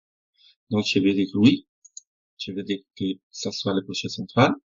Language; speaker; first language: French; non-native, fluent; Spanish